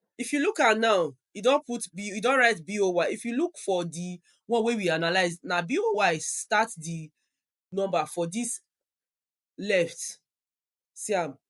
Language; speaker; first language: Nigerian Pidgin; non-native, local second language; Yoruba